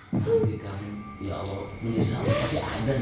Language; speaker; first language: Indonesian; native; Indonesian